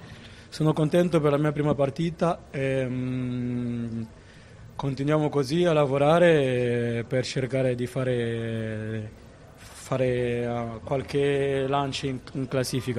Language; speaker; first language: Italian; non-native, fluent; Portuguese